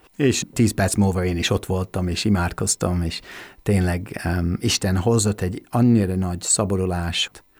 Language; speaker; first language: Hungarian; non-native, fluent; English